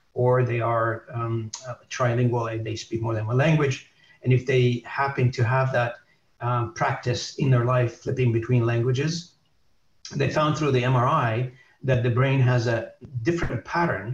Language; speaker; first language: English; non-native, fluent; Arabic